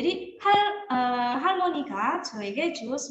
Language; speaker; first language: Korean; non-native, fluent; Indonesian